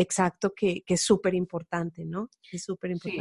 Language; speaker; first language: Spanish; native; Spanish